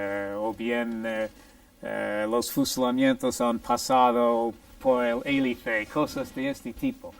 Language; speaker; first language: Spanish; non-native, fluent; English